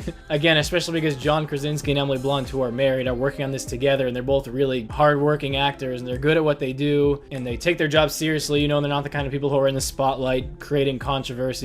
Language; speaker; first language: English; native; English